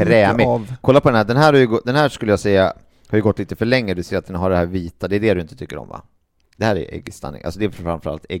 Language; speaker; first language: Swedish; native; Swedish